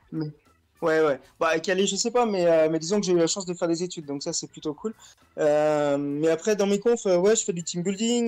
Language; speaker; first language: French; native; French